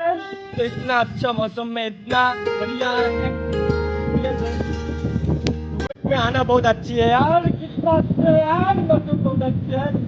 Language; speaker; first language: Hindi; non-native, local second language; Bangla